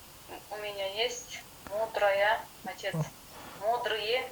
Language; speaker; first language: Russian; non-native, learner; Kyrgyz